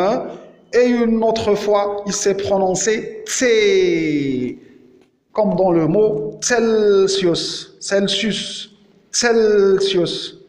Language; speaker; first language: French; non-native, local second language; Arabic